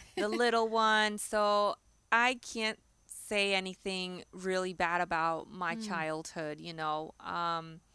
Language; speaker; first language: English; early bilingual, other home language; Spanish